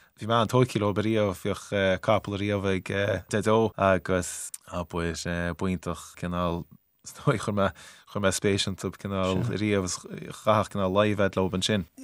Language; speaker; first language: Irish; native; Irish